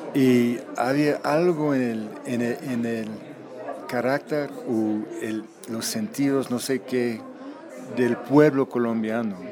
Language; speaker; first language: Spanish; non-native, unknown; English